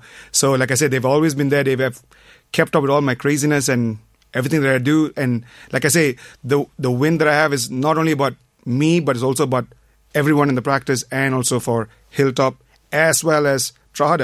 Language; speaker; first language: English; non-native, local second language; Tamil